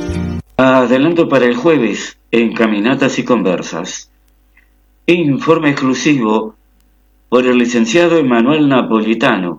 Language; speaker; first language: Spanish; native; Spanish